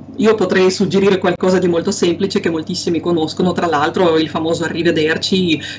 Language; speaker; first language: Italian; non-native, fluent; Russian